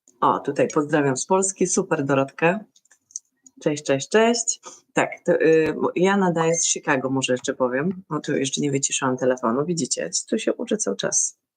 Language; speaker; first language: Polish; native; Polish